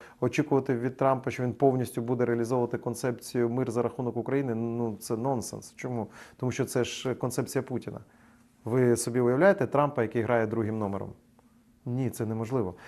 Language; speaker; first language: Ukrainian; native; Ukrainian